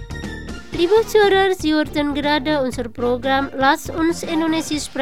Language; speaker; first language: German; non-native, fluent; Indonesian